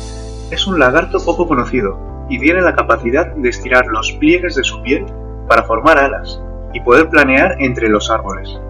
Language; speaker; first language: Spanish; native; Spanish